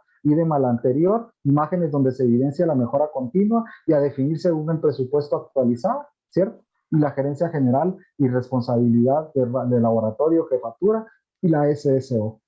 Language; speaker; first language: Spanish; native; Spanish